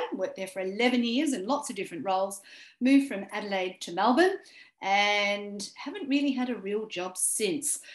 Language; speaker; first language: English; native; English